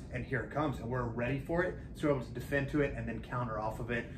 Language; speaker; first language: English; native; English